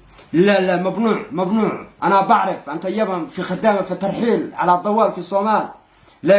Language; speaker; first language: Arabic; non-native, learner; Somali